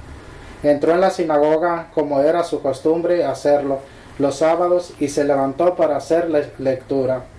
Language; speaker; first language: Spanish; native; Spanish